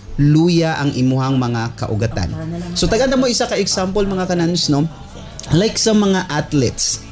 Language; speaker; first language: Cebuano; native; Cebuano